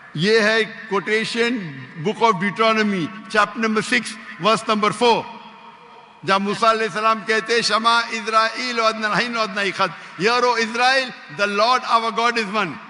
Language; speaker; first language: Urdu; non-native, local second language; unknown